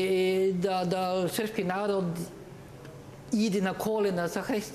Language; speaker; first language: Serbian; non-native, learner; Norwegian